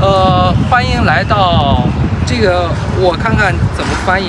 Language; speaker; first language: Chinese; non-native, learner; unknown